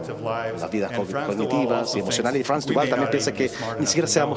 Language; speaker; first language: Spanish; non-native, fluent; English